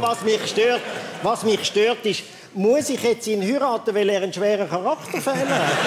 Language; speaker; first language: German; native; German